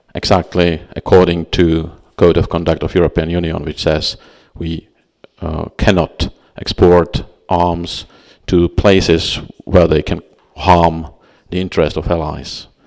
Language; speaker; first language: English; non-native, fluent; Czech